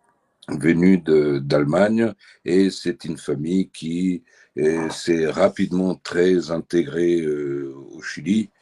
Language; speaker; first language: French; early bilingual, heritage; French